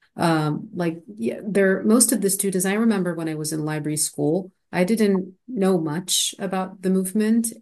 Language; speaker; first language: English; non-native, fluent; Arabic